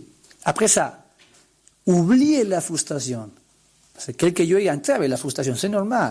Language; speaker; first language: French; non-native, learner; Spanish